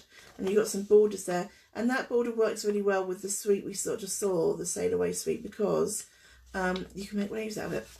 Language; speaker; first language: English; native; English